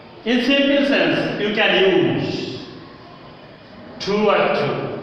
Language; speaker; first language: English; non-native, local second language; Bangla